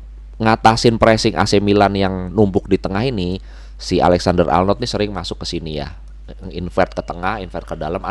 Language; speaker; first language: Indonesian; native; Indonesian